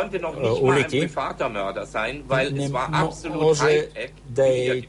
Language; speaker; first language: German; native; German